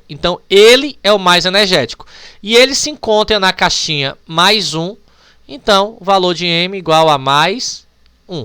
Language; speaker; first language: Portuguese; native; Portuguese